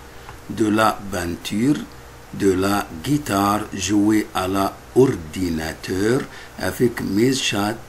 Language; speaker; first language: French; non-native, fluent; Arabic